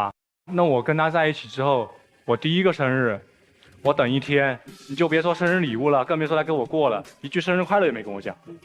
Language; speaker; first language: Chinese; native; Chinese